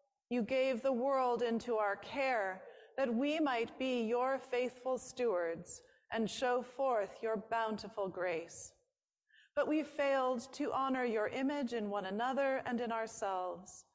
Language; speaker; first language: English; native; English